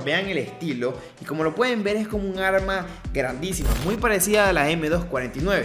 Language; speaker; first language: Spanish; native; Spanish